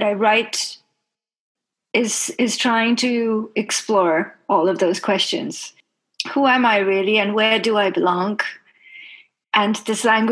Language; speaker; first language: English; non-native, local second language; Bangla